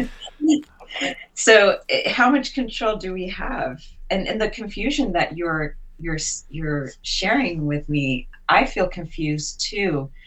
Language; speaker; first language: English; native; English